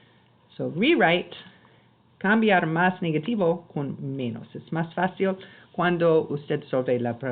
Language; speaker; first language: Spanish; non-native, learner; English